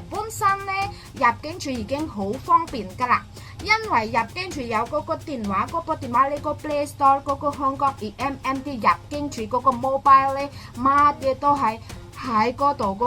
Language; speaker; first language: Cantonese; non-native, fluent; Indonesian